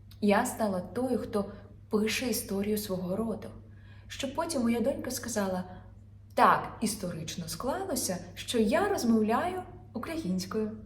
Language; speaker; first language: Ukrainian; non-native, local second language; Russian